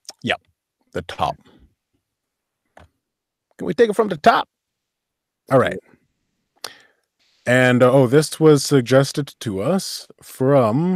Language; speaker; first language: English; native; English